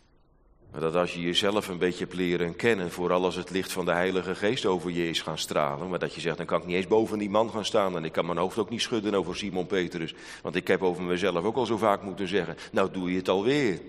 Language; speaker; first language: Dutch; native; Dutch